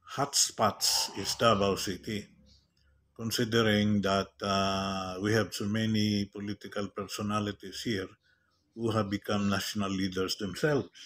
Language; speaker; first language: English; non-native, local second language; Cebuano